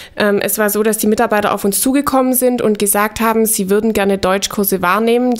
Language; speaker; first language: German; native; German